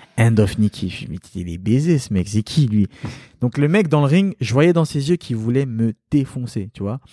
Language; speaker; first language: French; early bilingual, other home language; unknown